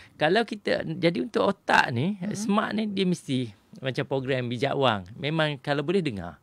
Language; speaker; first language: Malay; native; Malay